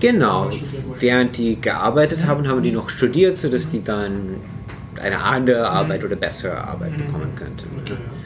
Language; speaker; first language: German; non-native, fluent; English